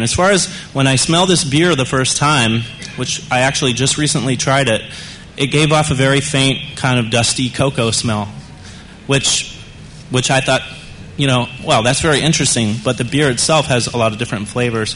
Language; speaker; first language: English; native; English